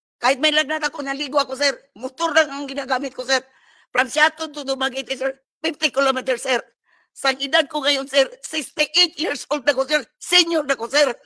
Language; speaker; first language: Filipino; non-native, local second language; Cebuano